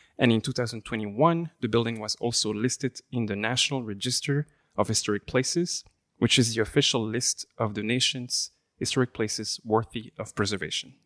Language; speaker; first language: English; non-native, fluent; French